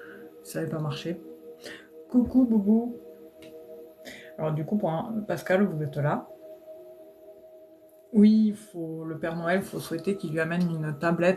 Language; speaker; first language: French; native; French